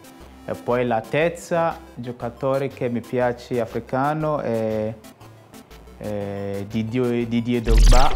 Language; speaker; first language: Italian; non-native, fluent; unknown